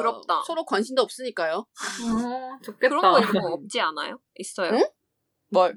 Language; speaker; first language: Korean; non-native, fluent; Chinese